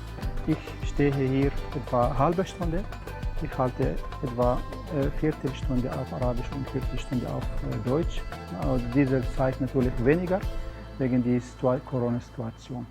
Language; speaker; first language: German; non-native, fluent; Arabic